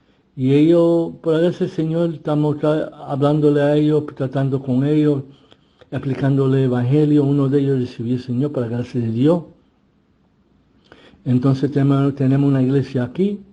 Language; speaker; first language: Spanish; early bilingual, heritage; Spanish